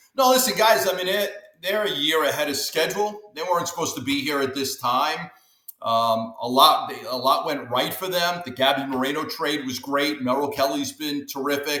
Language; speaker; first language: English; native; English